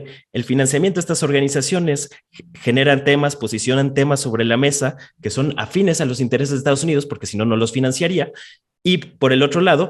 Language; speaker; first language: Spanish; native; Spanish